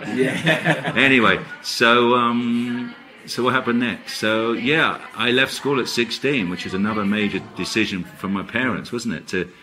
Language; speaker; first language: English; native; English